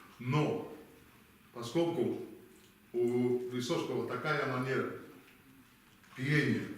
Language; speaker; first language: Russian; non-native, fluent; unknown